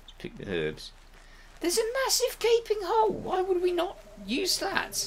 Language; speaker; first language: English; native; English